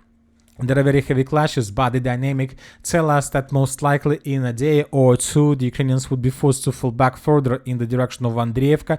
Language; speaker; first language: English; non-native, fluent; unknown